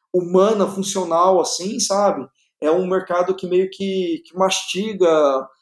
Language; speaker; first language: Portuguese; native; Portuguese